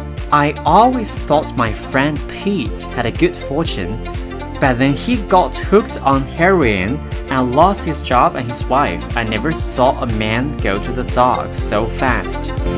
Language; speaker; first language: English; non-native, fluent; Chinese